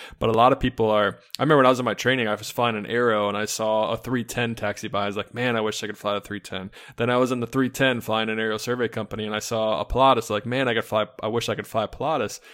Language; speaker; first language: English; native; English